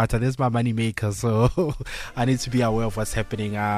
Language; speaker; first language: English; non-native, local second language; Tswana